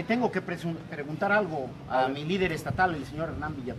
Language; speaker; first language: Spanish; native; Spanish